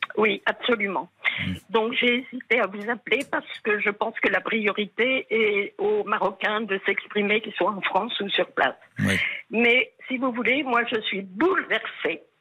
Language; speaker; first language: French; native; French